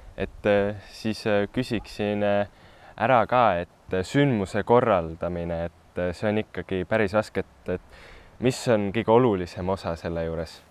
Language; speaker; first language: Estonian; native; Estonian